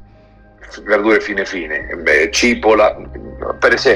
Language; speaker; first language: Italian; non-native, learner; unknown